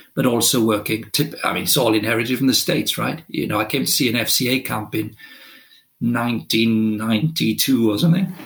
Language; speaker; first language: English; non-native, local second language; Welsh